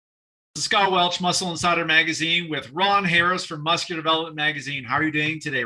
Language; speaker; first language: English; native; English